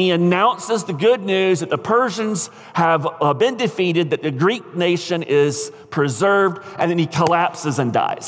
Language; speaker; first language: English; native; English